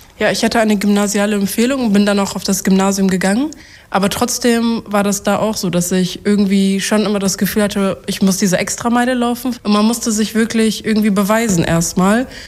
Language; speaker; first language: German; early bilingual, other home language; Kurdish